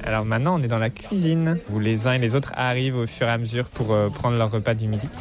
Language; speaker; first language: French; native; French